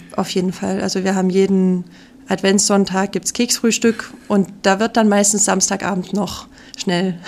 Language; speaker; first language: German; native; German